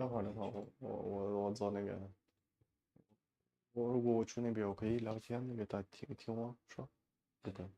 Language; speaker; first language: Chinese; non-native, learner; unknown